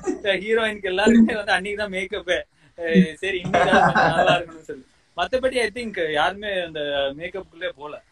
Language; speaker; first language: Tamil; native; Tamil